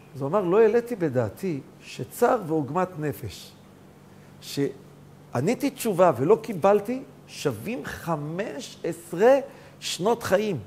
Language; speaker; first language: Hebrew; native; Hebrew